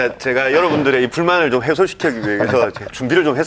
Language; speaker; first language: Korean; native; Korean